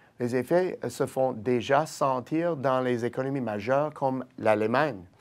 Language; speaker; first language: French; native; French